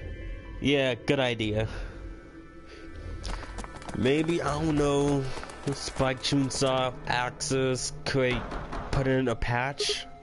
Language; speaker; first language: English; native; English